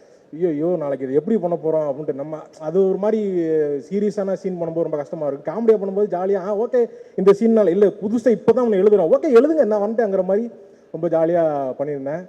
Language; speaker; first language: Tamil; native; Tamil